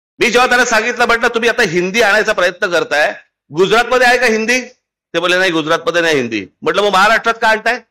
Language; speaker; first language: Marathi; native; Marathi